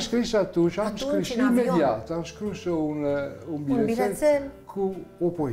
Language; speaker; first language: Romanian; non-native, learner; Italian